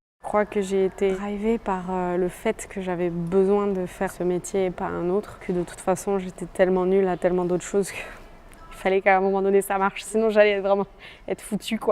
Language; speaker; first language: French; native; French